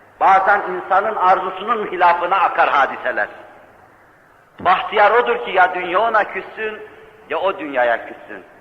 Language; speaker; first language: Turkish; native; Turkish